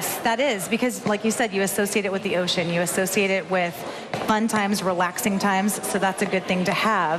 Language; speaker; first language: English; native; English